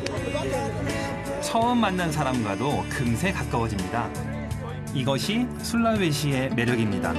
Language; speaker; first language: Korean; native; Korean